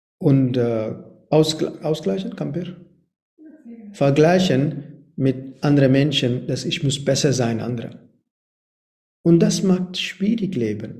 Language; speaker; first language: German; non-native, learner; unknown